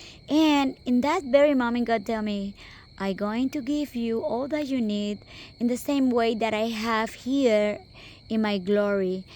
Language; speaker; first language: English; non-native, local second language; Spanish